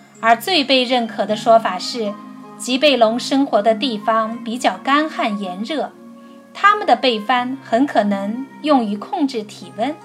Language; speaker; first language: Chinese; native; Chinese